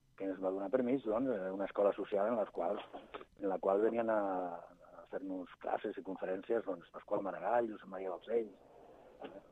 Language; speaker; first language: Catalan; non-native, local second language; Spanish